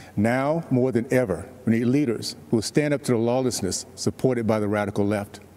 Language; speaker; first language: English; native; English